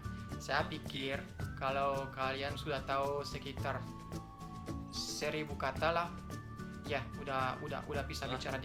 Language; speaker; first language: Indonesian; non-native, fluent; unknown